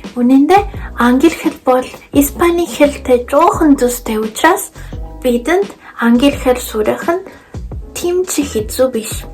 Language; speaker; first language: Mongolian; non-native, learner; Spanish